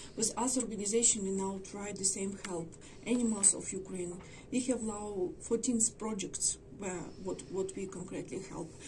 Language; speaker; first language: English; non-native, learner; Ukrainian